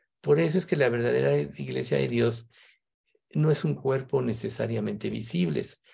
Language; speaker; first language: Spanish; native; Spanish